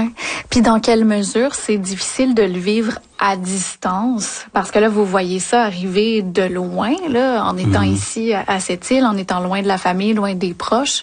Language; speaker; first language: French; native; French